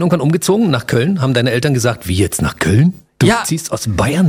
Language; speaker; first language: German; native; German